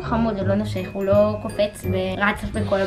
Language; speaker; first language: Hebrew; native; Hebrew